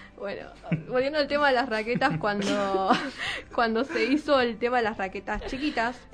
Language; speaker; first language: Spanish; native; Spanish